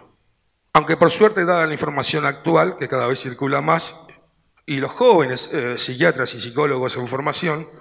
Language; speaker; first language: Spanish; native; Spanish